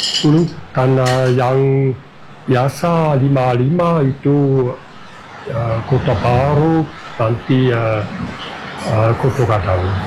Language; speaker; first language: Indonesian; non-native, fluent; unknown